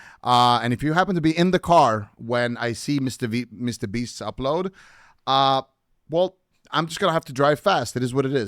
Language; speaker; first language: English; native; English